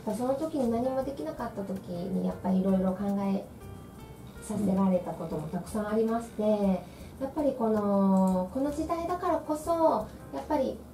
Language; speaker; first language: Japanese; native; Japanese